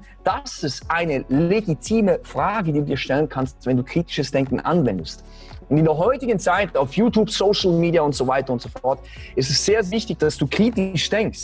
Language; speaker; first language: German; native; German